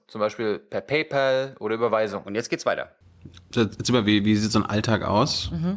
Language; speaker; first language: German; native; German